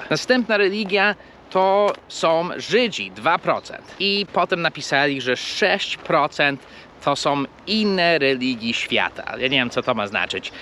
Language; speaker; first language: Polish; non-native, fluent; English